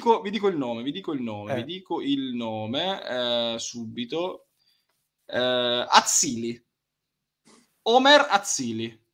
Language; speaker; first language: Italian; native; Italian